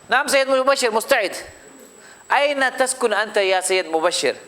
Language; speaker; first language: Arabic; non-native, fluent; Urdu